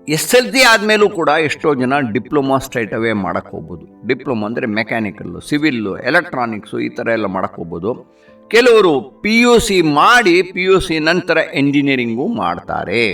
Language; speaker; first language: Kannada; non-native, local second language; Tamil